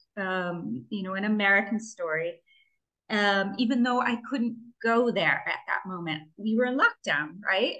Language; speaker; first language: English; native; English